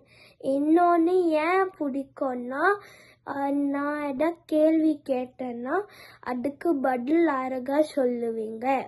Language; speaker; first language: Tamil; early bilingual, heritage; Tamil